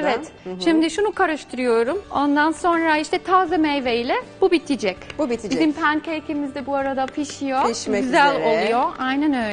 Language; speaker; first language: Turkish; non-native, fluent; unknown